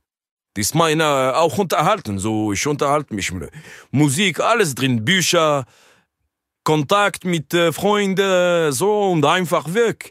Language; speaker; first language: German; non-native, learner; French